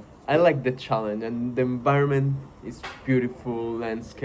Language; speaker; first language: English; non-native, fluent; Italian